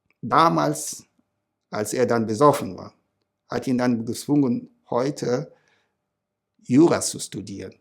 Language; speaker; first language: German; non-native, fluent; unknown